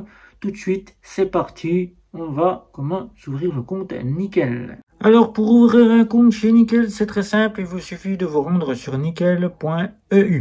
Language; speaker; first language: French; native; French